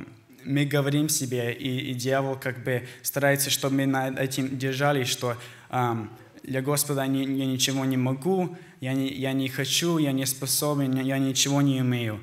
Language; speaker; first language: Russian; early bilingual, heritage; Russian